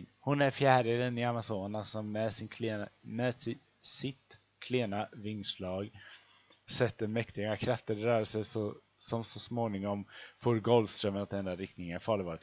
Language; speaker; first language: Swedish; native; Swedish